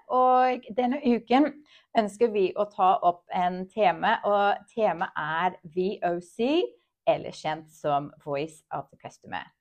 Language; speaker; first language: Norwegian; non-native, fluent; English